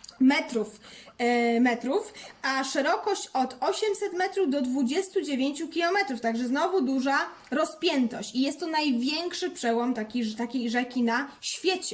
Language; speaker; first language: Polish; native; Polish